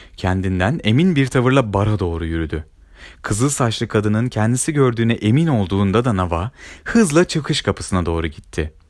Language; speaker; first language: Turkish; native; Turkish